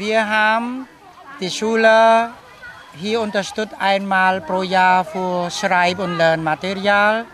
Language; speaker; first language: German; non-native, fluent; Khmer